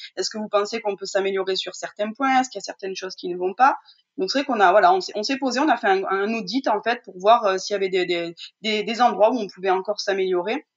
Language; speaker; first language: French; native; French